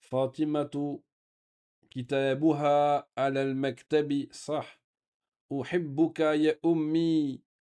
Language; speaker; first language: Arabic; non-native, fluent; French